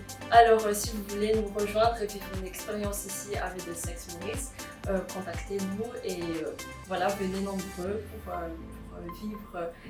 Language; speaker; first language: French; non-native, local second language; Malagasy